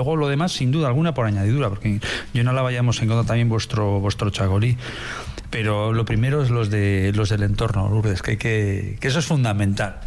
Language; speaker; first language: Spanish; native; Spanish